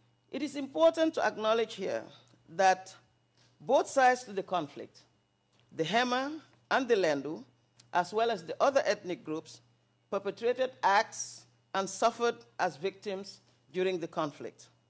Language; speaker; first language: English; non-native, local second language; Wolof